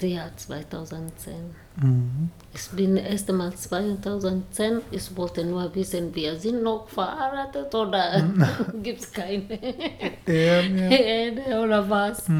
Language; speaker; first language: German; non-native, learner; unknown